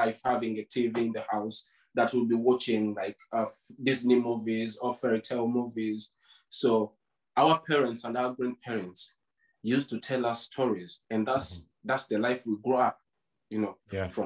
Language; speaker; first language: English; non-native, local second language; Ganda